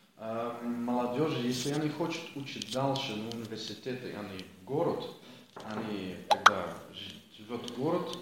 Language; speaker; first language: Russian; non-native, learner; Dutch